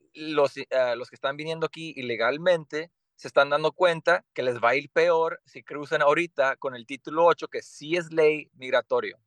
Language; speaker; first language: Spanish; early bilingual, heritage; Spanish